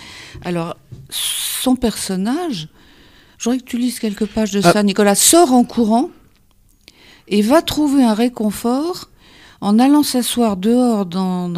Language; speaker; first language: French; native; French